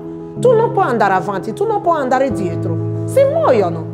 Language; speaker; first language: Italian; non-native, learner; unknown